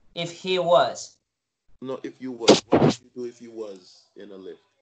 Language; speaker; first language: English; non-native, fluent; Spanish